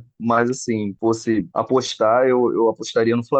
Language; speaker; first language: Portuguese; native; Portuguese